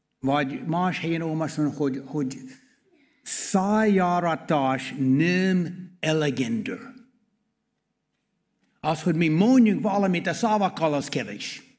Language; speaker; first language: Hungarian; non-native, learner; English